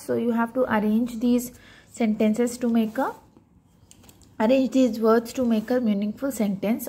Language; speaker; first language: English; non-native, local second language; Hindi